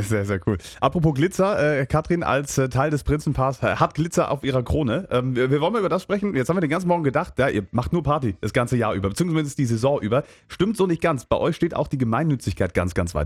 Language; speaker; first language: German; native; German